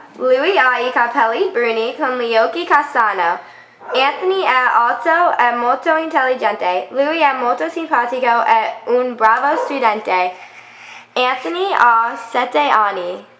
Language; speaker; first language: Italian; non-native, learner; English